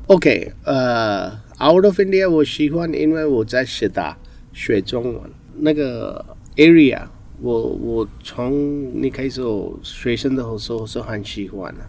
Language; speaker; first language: Chinese; non-native, fluent; Hindi